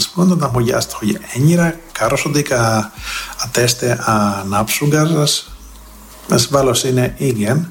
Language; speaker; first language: Hungarian; non-native, fluent; Greek